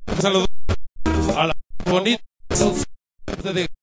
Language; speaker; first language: Spanish; native; Spanish